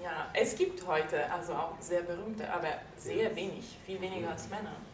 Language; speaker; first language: German; non-native, fluent; Italian